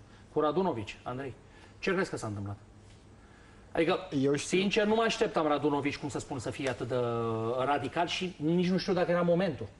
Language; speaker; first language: Romanian; native; Romanian